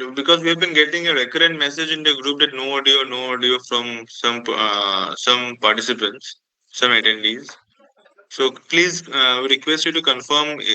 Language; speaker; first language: English; non-native, local second language; Assamese